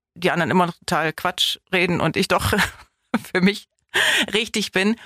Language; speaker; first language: German; native; German